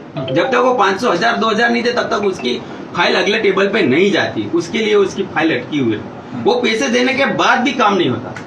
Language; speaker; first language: Hindi; non-native, local second language; Gujarati